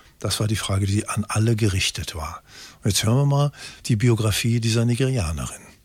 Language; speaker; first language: German; native; German